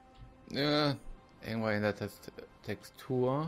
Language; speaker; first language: German; native; German